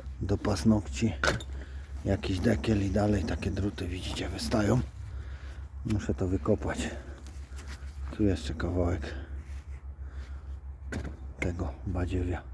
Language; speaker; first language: Polish; native; Polish